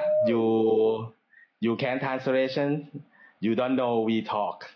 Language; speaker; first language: English; non-native, learner; Thai